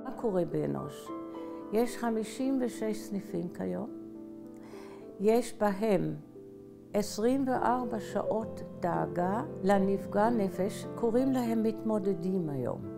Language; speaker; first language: Hebrew; early bilingual, other home language; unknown